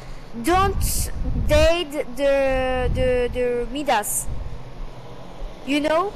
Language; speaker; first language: English; non-native, learner; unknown